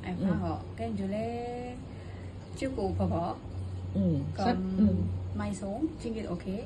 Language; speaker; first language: Chinese; non-native, learner; Indonesian